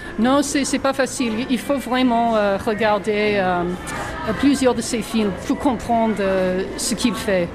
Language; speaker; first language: French; non-native, fluent; English